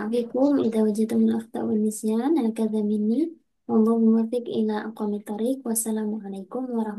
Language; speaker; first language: Arabic; non-native, fluent; Indonesian